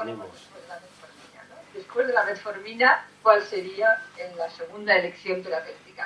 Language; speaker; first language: Spanish; native; Spanish